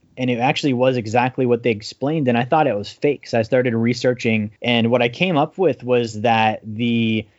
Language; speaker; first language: English; native; English